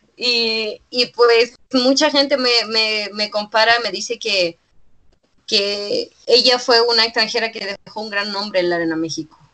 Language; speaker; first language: Spanish; native; Spanish